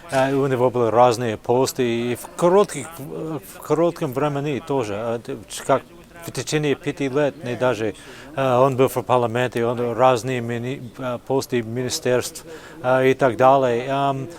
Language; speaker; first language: Russian; non-native, fluent; English